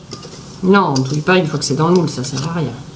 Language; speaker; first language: French; native; French